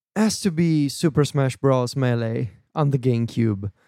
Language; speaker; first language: English; non-native, fluent; Italian